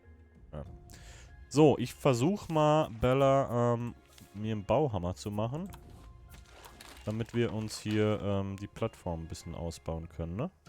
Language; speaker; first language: German; native; German